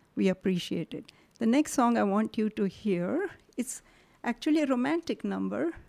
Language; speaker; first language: English; non-native, local second language; Marathi